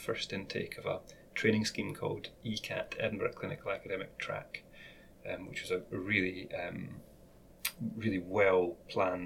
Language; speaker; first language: English; native; English